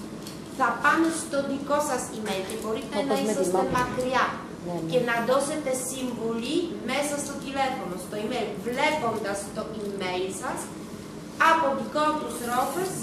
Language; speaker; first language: Greek; non-native, fluent; Russian